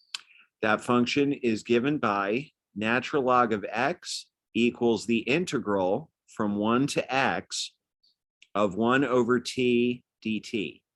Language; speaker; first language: English; native; English